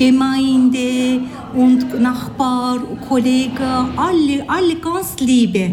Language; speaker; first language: German; non-native, learner; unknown